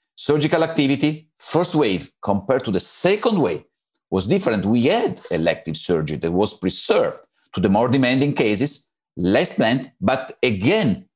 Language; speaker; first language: English; non-native, fluent; Italian